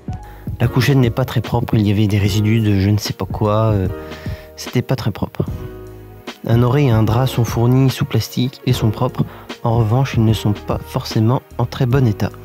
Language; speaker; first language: French; native; French